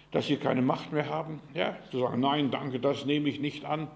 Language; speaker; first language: German; non-native, fluent; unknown